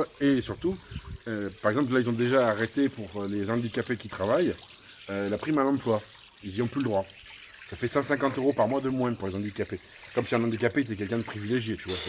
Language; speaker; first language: French; native; French